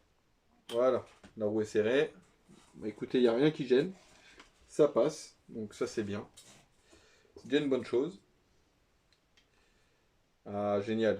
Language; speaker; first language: French; native; French